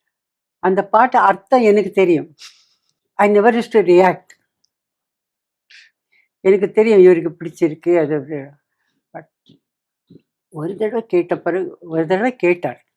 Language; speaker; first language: Tamil; non-native, local second language; Kannada